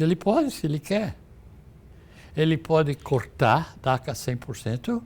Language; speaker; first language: Portuguese; non-native, fluent; English